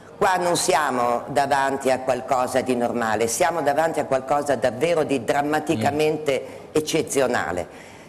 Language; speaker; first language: Italian; native; Italian